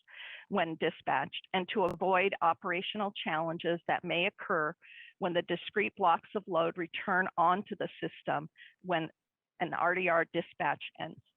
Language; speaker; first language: English; native; English